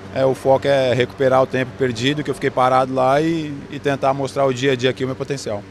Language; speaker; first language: Portuguese; native; Portuguese